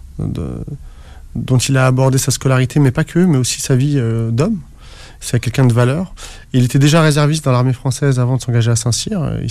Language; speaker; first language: French; early bilingual, other home language; Arabic